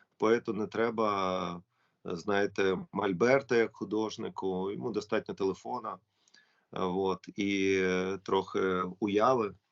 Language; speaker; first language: Ukrainian; non-native, local second language; Russian